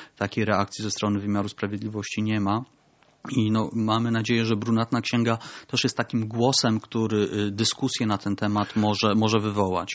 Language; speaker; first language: Polish; native; Polish